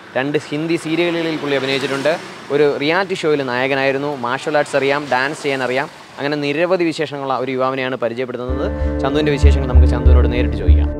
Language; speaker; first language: Malayalam; native; Malayalam